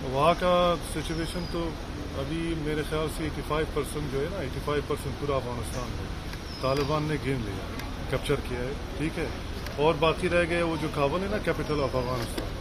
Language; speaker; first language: Hindi; non-native, fluent; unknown